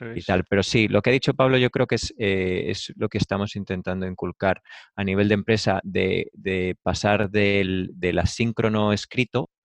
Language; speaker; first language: Spanish; native; Spanish